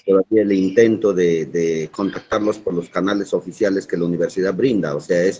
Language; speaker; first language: Spanish; native; Spanish